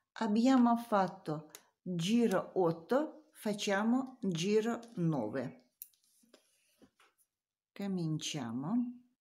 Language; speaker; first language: Italian; non-native, learner; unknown